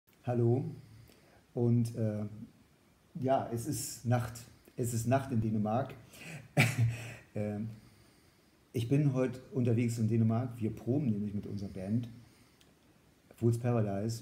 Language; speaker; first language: German; native; German